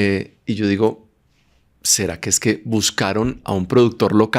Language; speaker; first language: Spanish; native; Spanish